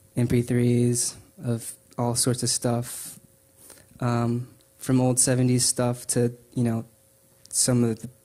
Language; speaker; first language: English; native; English